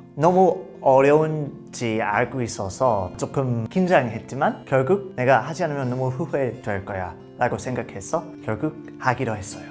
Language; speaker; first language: Korean; non-native, learner; English